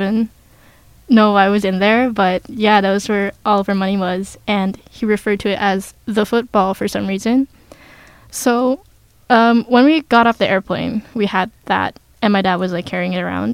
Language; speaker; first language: English; non-native, local second language; Filipino